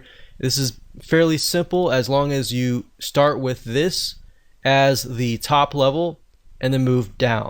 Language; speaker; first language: English; native; English